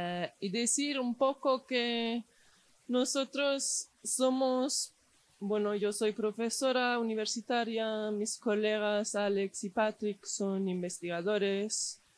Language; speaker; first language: Spanish; non-native, fluent; English